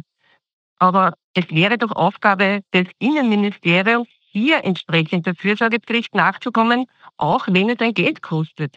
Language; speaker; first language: German; native; German